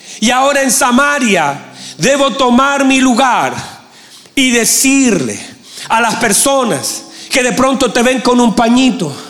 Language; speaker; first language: Spanish; native; Spanish